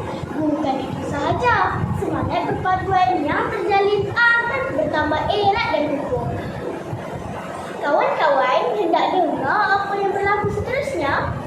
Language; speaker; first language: Malay; native; Malay